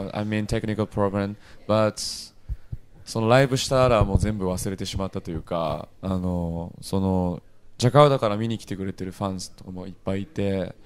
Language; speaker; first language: Japanese; native; Japanese